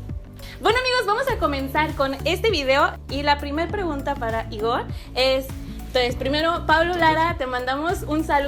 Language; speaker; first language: Spanish; native; Spanish